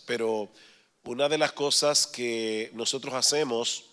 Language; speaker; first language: Spanish; native; Spanish